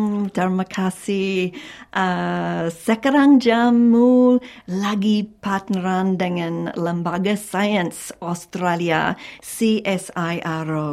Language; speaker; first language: Indonesian; non-native, fluent; English